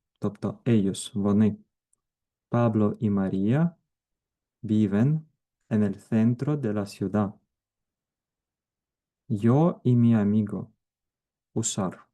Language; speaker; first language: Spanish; non-native, fluent; Ukrainian